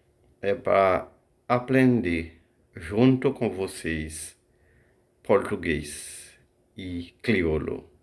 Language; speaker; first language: Portuguese; non-native, fluent; Haitian Creole